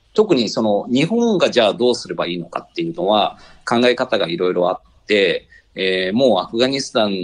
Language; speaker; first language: Japanese; native; Japanese